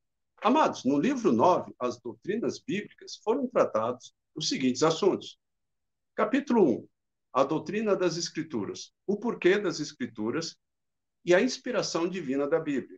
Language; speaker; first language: Portuguese; native; Portuguese